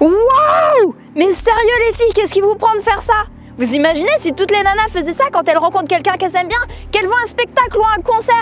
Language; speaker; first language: French; native; French